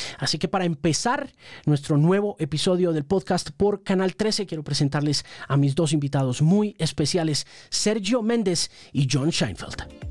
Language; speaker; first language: Spanish; native; Spanish